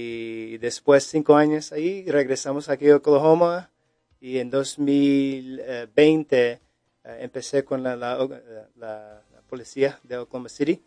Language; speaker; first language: Spanish; early bilingual, heritage; Spanish